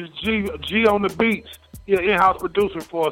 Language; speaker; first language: English; native; English